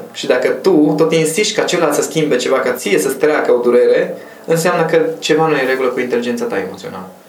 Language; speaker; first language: Romanian; non-native, local second language; Hungarian